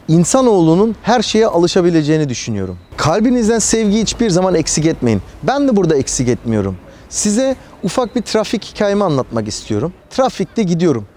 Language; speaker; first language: Turkish; early bilingual, heritage; Turkish